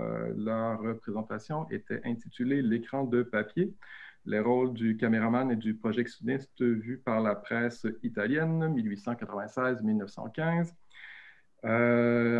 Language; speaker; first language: French; native; French